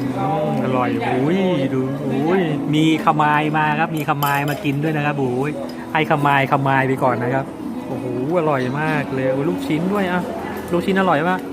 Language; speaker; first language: Thai; native; Thai